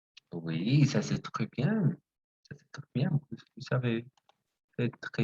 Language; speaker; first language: French; non-native, fluent; Spanish